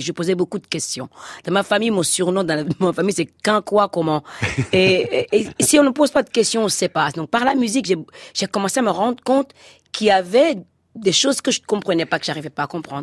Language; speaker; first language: French; non-native, local second language; Fon